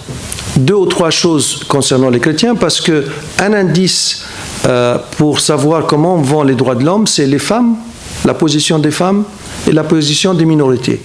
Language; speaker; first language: French; non-native, fluent; Arabic